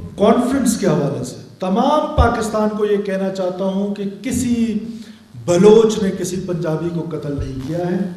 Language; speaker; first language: Urdu; non-native, local second language; Baluchi